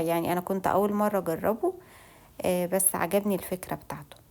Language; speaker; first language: Arabic; native; Arabic